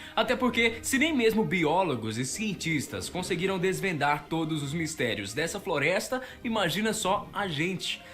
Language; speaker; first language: Portuguese; native; Portuguese